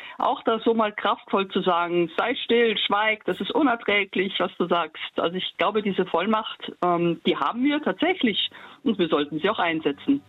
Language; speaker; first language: German; early bilingual, heritage; German